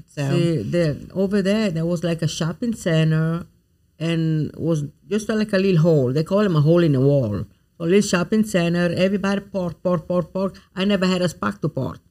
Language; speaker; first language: English; non-native, fluent; Italian